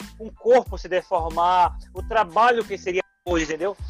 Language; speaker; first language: Portuguese; native; Portuguese